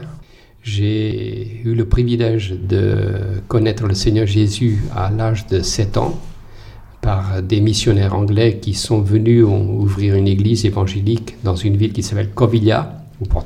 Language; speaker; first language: French; non-native, fluent; Portuguese